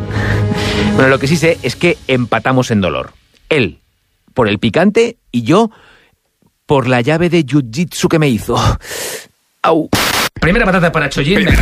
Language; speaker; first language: Spanish; native; Spanish